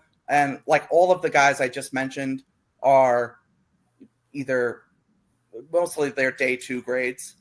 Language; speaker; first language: English; native; English